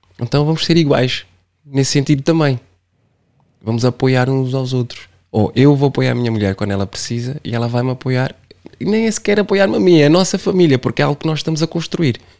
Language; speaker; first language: Portuguese; non-native, local second language; Kabuverdianu